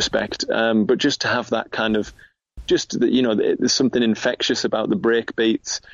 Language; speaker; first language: English; native; English